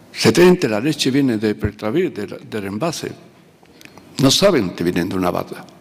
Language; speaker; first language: Spanish; native; Spanish